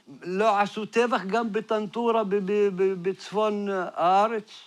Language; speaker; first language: Hebrew; non-native, local second language; Arabic